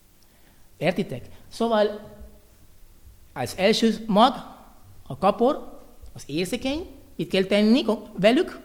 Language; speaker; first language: Hungarian; non-native, learner; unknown